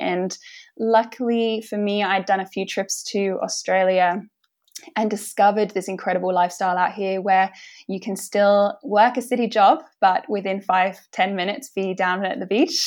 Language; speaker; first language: English; native; English